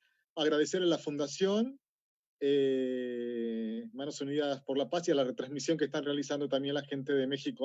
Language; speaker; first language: Spanish; native; Spanish